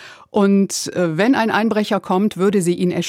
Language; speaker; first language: German; native; German